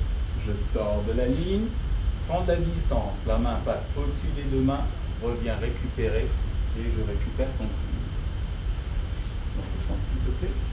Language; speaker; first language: French; native; French